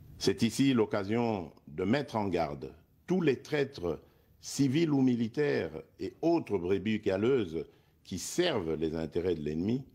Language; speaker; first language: French; non-native, local second language; Luba-Lulua